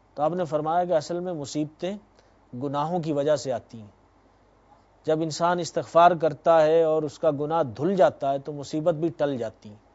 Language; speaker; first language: Urdu; native; Urdu